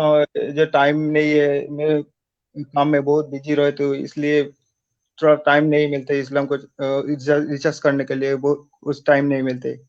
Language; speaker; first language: Hindi; non-native, local second language; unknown